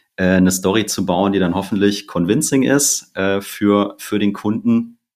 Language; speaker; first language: German; native; German